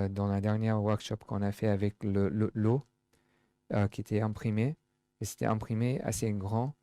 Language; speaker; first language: French; non-native, fluent; English